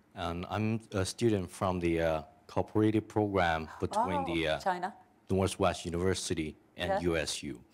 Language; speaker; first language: English; non-native, fluent; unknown